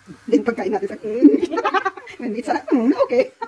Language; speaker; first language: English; non-native, local second language; Filipino